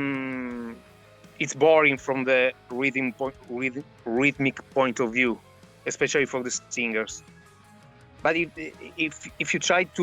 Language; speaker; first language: English; non-native, fluent; Italian